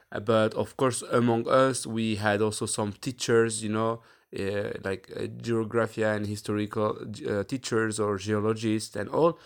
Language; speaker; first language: English; non-native, fluent; French